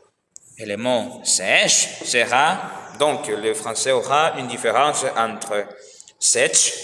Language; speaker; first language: French; non-native, learner; Spanish